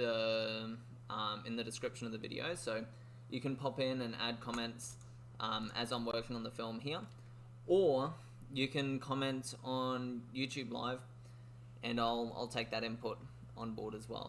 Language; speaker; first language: English; native; English